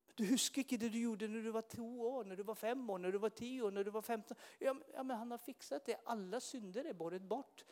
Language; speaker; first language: Swedish; native; Swedish